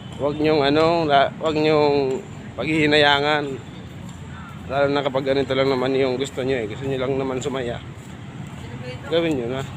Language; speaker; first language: Filipino; non-native, local second language; Bikol